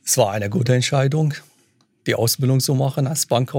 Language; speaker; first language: German; non-native, fluent; Arabic